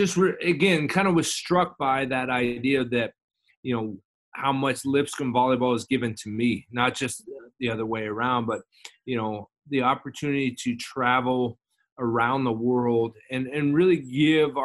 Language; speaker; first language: English; native; English